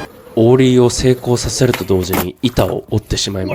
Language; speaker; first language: Japanese; native; Japanese